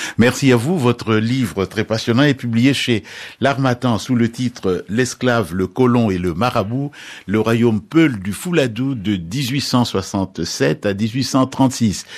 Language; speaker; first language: French; non-native, local second language; Lingala